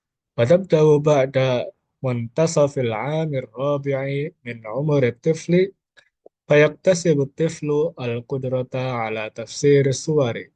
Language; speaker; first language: Arabic; non-native, learner; Indonesian